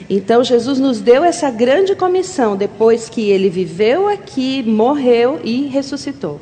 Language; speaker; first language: Portuguese; native; Portuguese